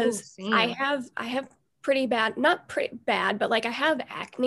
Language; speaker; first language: English; native; English